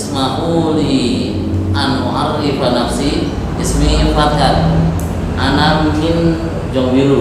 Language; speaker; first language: Arabic; non-native, learner; Indonesian